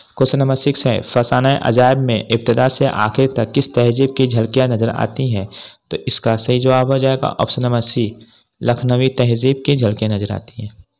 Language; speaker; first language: Urdu; native; Urdu